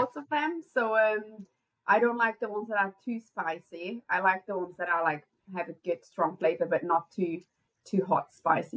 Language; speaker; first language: English; non-native, fluent; Portuguese